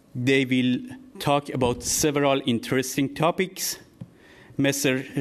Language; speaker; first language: English; non-native, fluent; Persian